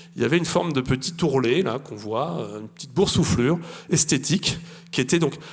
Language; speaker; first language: French; native; French